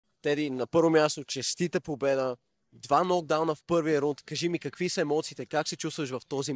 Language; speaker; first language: Bulgarian; native; Bulgarian